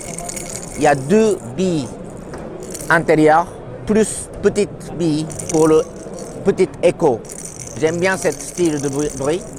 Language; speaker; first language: French; non-native, learner; Japanese